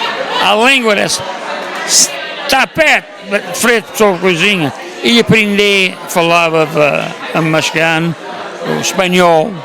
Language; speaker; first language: Portuguese; early bilingual, heritage; Portuguese